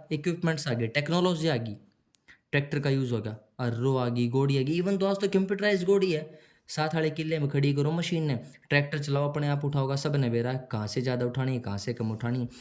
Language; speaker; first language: Hindi; native; Hindi